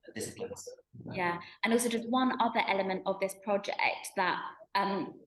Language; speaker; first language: English; native; English